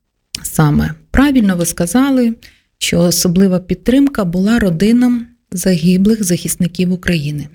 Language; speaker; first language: Ukrainian; native; Ukrainian